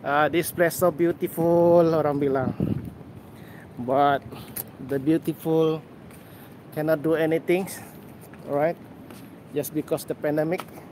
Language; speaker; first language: English; non-native, local second language; Malay